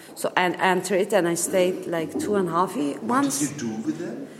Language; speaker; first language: English; non-native, fluent; Turkish